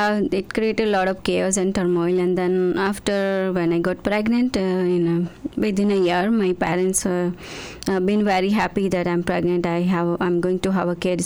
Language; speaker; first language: English; non-native, local second language; Gujarati